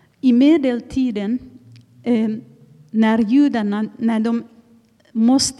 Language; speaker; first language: Swedish; non-native, fluent; Finnish